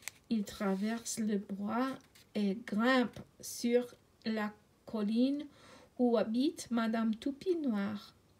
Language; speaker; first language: French; non-native, learner; English